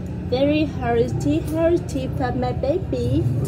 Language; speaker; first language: English; non-native, learner; Vietnamese